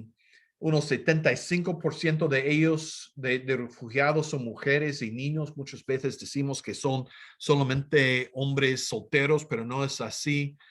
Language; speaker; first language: Spanish; non-native, fluent; English